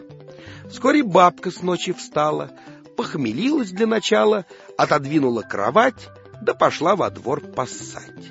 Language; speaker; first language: Russian; native; Russian